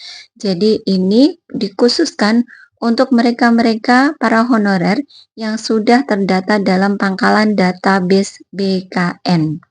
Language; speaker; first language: Indonesian; native; Indonesian